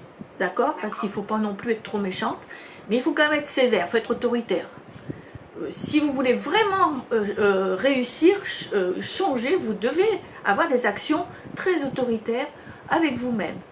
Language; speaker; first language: French; native; French